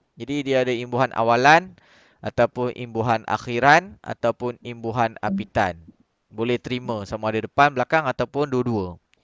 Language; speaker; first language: Malay; native; Malay